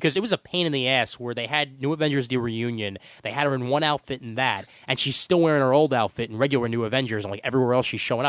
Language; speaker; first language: English; native; English